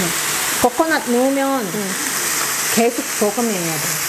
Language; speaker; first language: Korean; non-native, learner; Indonesian